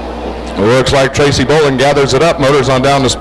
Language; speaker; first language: English; native; English